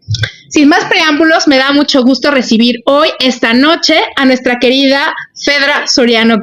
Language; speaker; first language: Spanish; native; Spanish